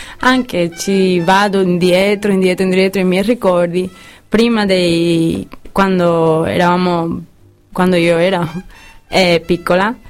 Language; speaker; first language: Italian; non-native, fluent; Spanish